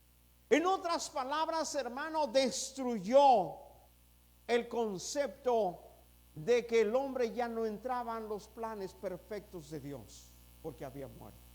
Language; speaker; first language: Spanish; native; Spanish